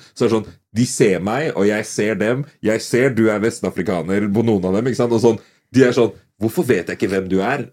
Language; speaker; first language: Norwegian; early bilingual, other home language; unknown